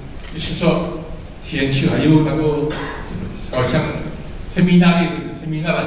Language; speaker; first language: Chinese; early bilingual, heritage; Chinese